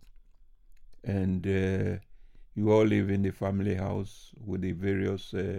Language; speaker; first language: English; non-native, local second language; Ga